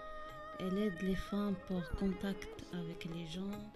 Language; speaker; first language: French; non-native, learner; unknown